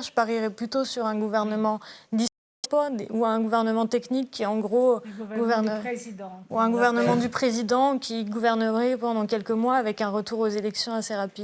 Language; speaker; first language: French; native; French